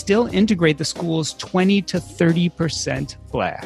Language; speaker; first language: English; native; English